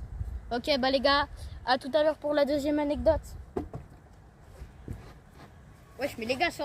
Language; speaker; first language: French; native; French